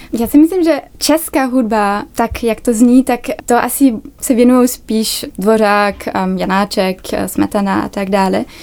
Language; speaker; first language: Czech; early bilingual, other home language; German